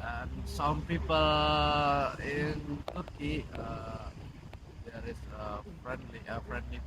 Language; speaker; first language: English; non-native, learner; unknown